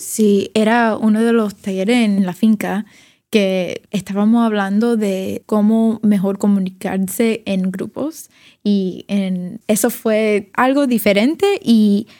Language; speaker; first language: Spanish; early bilingual, other home language; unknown